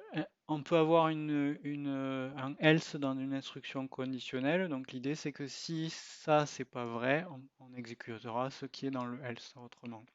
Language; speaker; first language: French; native; French